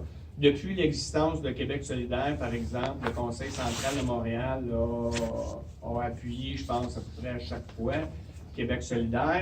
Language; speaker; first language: French; native; French